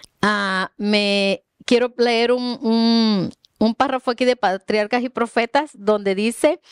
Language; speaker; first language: Spanish; native; Spanish